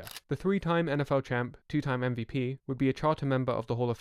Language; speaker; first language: English; native; English